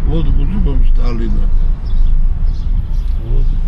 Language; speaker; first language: Russian; non-native, learner; Georgian